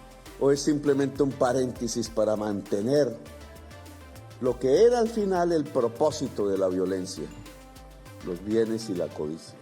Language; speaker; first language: Spanish; native; Spanish